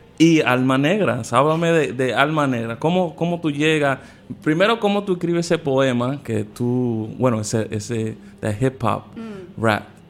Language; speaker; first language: Spanish; early bilingual, heritage; Spanish